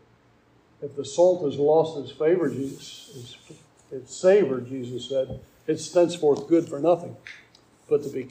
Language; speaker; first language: English; native; English